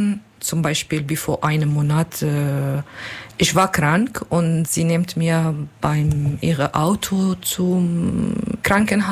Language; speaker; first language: German; non-native, learner; Kurdish